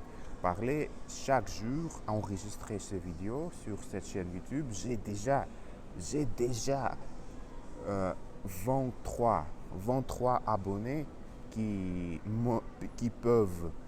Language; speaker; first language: French; non-native, learner; Russian